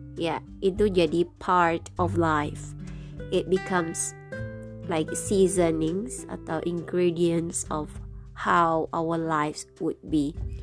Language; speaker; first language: English; non-native, fluent; Indonesian